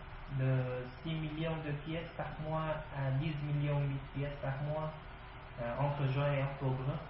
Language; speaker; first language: French; non-native, learner; Vietnamese